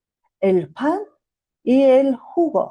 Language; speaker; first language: Spanish; non-native, fluent; Mongolian